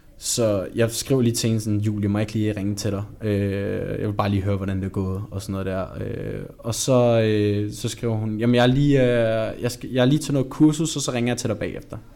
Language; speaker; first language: Danish; native; Danish